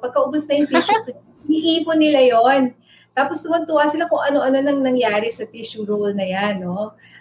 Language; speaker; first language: Filipino; non-native, local second language; Iloko